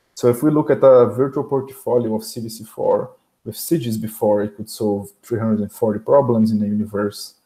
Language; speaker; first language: English; non-native, fluent; Portuguese